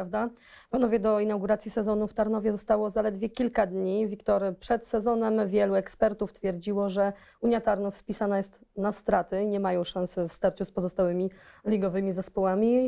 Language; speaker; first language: Polish; native; Polish